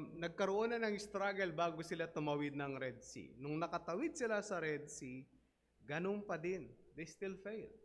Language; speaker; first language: Filipino; non-native, local second language; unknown